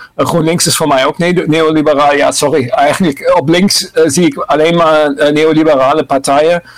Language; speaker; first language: Dutch; non-native, fluent; German